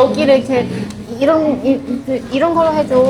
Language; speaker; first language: Korean; non-native, learner; Vietnamese